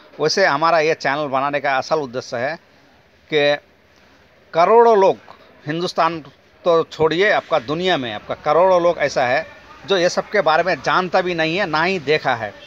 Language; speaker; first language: Hindi; non-native, local second language; Bangla